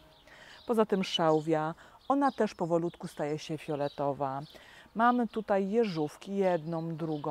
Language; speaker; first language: Polish; native; Polish